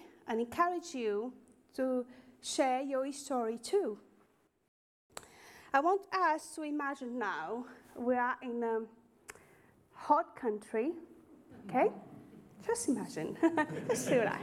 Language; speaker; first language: English; non-native, fluent; Portuguese